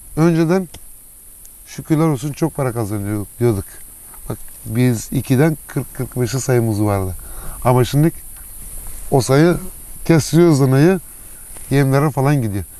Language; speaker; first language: Turkish; early bilingual, heritage; Turkish